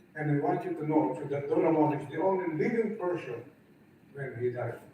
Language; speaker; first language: English; non-native, local second language; Filipino